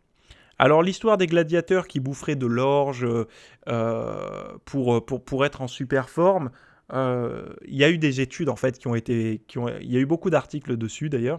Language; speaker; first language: French; native; French